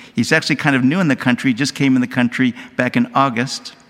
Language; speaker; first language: English; native; English